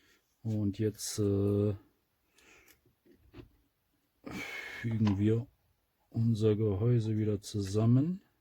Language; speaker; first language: German; native; German